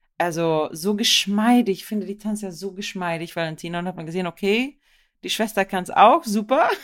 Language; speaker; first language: German; non-native, fluent; Swedish